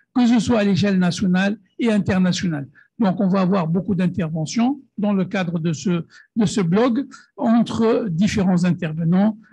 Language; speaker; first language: French; non-native, local second language; Arabic